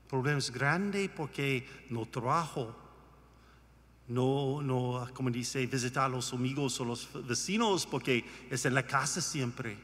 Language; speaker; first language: Spanish; non-native, learner; English